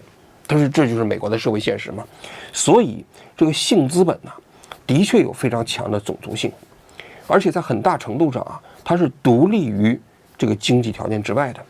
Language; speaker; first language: Chinese; native; Chinese